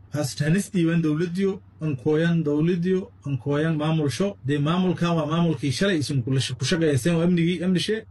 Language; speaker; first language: Somali; non-native, local second language; Maay